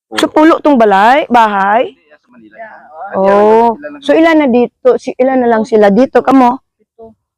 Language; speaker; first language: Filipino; non-native, local second language; Hiligaynon